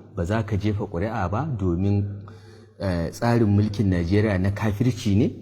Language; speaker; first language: Hausa; native; Hausa